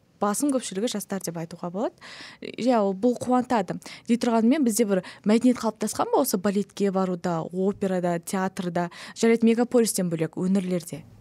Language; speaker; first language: Kazakh; native; Kazakh